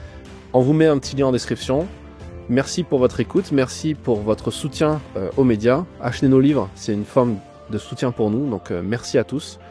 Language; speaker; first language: French; native; French